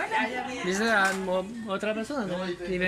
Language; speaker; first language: Spanish; non-native, learner; French